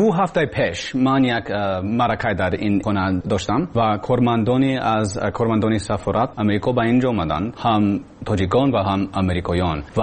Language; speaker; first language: Tajik; non-native, learner; English